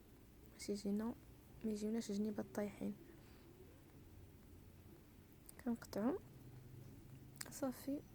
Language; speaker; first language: Arabic; native; Arabic